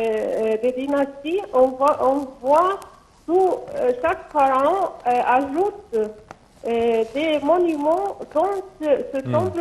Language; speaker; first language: French; non-native, local second language; Arabic